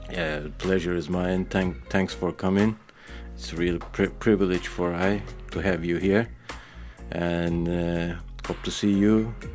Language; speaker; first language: English; non-native, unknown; Turkish